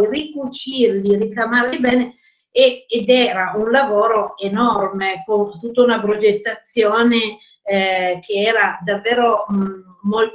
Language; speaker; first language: Italian; native; Italian